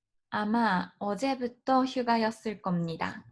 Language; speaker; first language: Korean; non-native, learner; Japanese